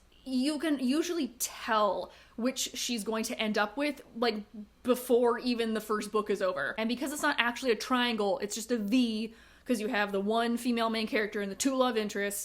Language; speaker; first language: English; native; English